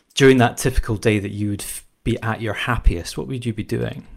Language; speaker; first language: English; native; English